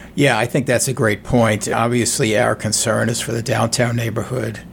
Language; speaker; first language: English; native; English